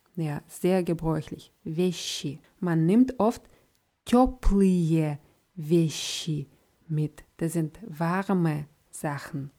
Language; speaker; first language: German; non-native, fluent; Russian